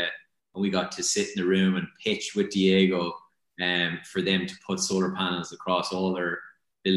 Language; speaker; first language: English; native; English